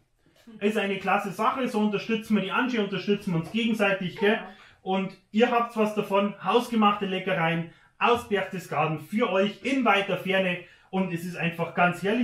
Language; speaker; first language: German; native; German